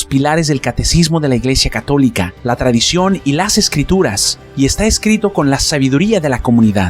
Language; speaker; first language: Spanish; native; Spanish